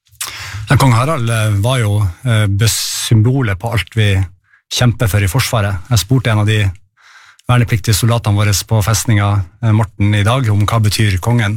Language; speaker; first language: Norwegian; native; Norwegian